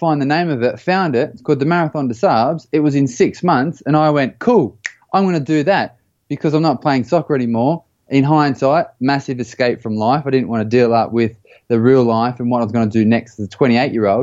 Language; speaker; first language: English; native; English